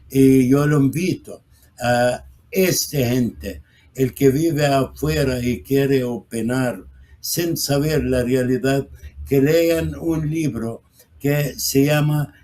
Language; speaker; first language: Spanish; non-native, fluent; Arabic